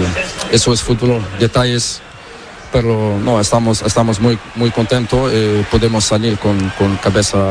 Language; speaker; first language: Spanish; non-native, learner; Portuguese